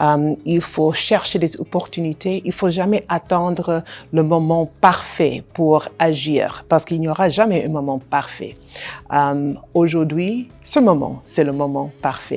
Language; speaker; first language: French; non-native, fluent; English